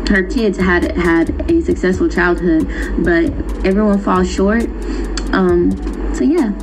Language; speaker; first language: English; native; English